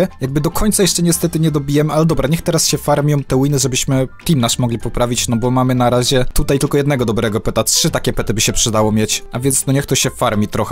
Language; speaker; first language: Polish; native; Polish